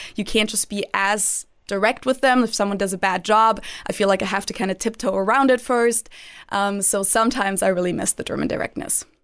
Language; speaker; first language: English; non-native, fluent; German